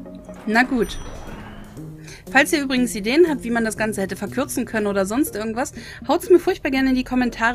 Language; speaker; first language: German; native; German